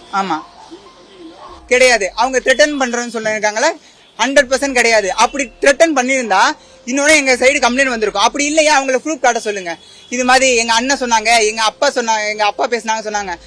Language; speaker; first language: Tamil; native; Tamil